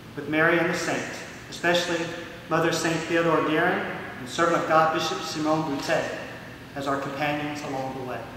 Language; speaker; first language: English; native; English